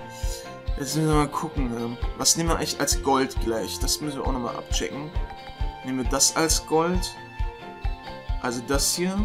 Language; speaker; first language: German; native; German